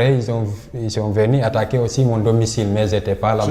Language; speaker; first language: French; non-native, local second language; Fula